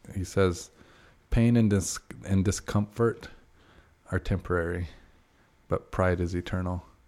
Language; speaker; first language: English; native; English